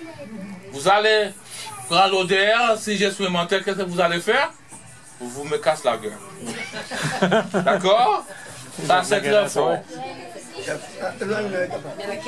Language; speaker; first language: French; non-native, fluent; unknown